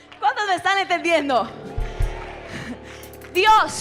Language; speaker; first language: Spanish; native; Spanish